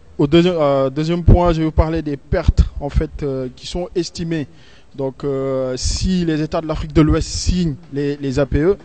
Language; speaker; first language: French; non-native, local second language; Wolof